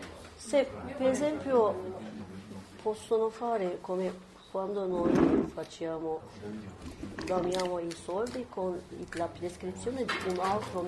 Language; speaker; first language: Italian; non-native, learner; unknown